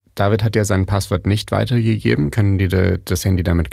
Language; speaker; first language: German; native; German